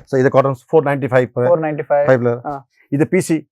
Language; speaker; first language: Tamil; non-native, local second language; Kannada